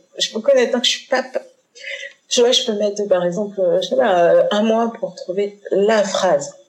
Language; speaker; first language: French; early bilingual, other home language; Haitian Creole